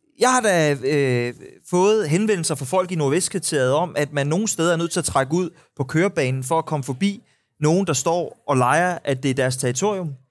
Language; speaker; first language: Danish; native; Danish